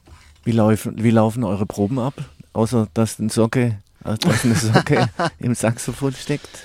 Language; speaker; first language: German; native; German